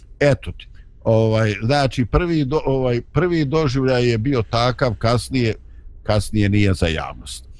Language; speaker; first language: Bosnian; native; Bosnian